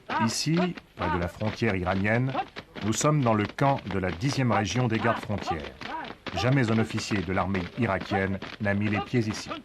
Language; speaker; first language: French; native; French